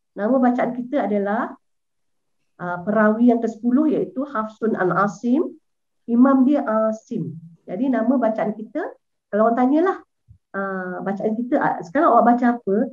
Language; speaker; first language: Malay; native; Malay